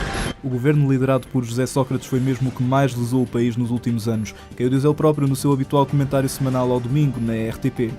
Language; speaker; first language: Portuguese; native; Portuguese